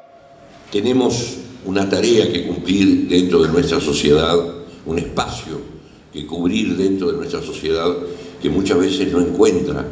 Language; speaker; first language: Spanish; native; Spanish